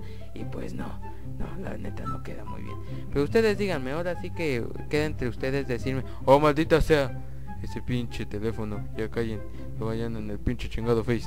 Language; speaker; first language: Spanish; native; Spanish